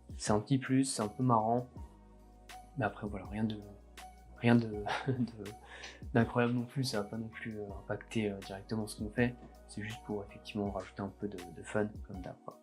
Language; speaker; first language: French; native; French